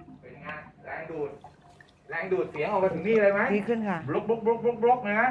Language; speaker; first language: Thai; native; Thai